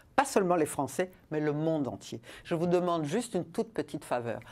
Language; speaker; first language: French; non-native, local second language; Rundi